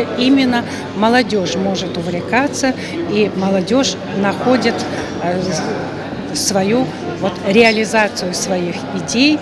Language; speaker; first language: Russian; non-native, local second language; Adyghe